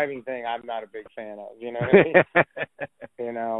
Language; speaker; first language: English; native; English